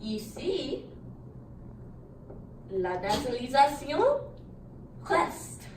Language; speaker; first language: French; non-native, learner; English